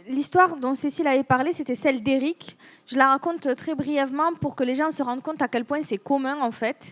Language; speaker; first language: French; native; French